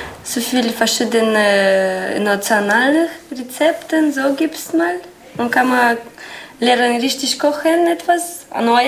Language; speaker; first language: German; non-native, learner; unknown